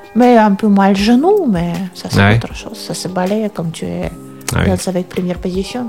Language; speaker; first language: French; non-native, learner; Russian